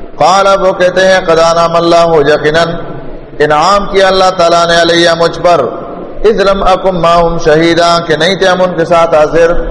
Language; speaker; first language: Urdu; non-native, local second language; Pashto